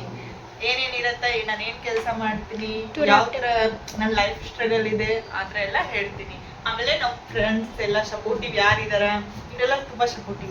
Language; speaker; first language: Kannada; non-native, fluent; Hindi